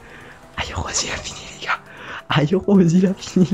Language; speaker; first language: French; native; French